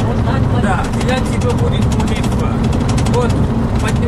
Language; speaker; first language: Russian; non-native, learner; Turkish